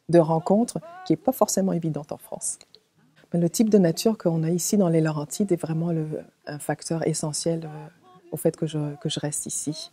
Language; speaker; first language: French; native; French